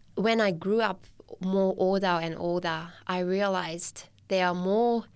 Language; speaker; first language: English; non-native, fluent; Japanese